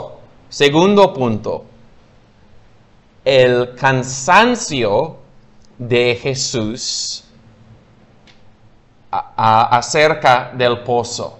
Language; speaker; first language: Spanish; non-native, fluent; English